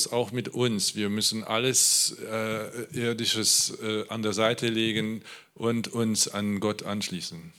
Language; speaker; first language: German; non-native, learner; Polish